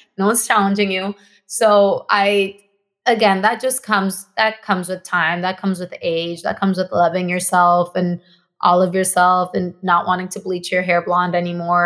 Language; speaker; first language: English; non-native, fluent; Spanish